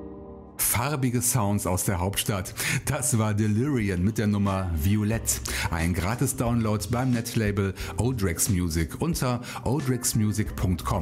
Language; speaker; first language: German; native; German